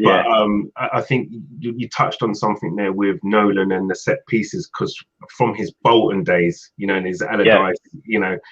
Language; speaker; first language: English; native; English